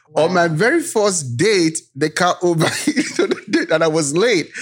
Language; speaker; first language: English; non-native, local second language; Yoruba